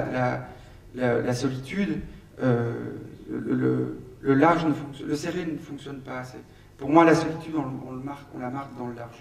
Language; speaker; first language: French; native; French